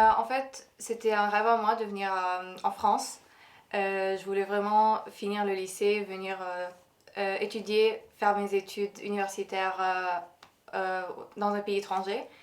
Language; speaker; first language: French; non-native, local second language; Arabic